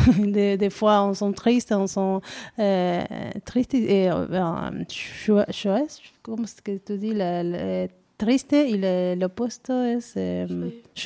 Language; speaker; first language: French; non-native, learner; Spanish